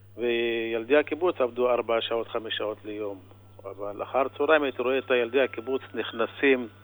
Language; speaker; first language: Hebrew; non-native, local second language; Arabic